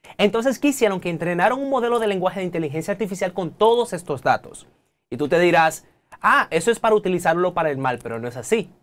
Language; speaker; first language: Spanish; native; Spanish